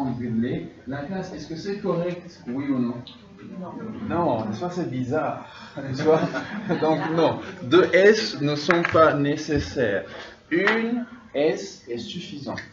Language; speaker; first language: French; non-native, fluent; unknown